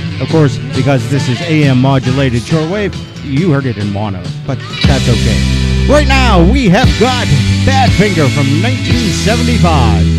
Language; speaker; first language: English; native; English